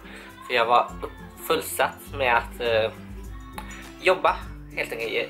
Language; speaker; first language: Swedish; non-native, fluent; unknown